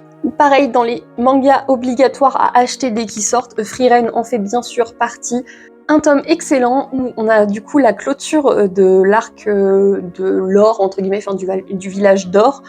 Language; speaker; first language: French; native; French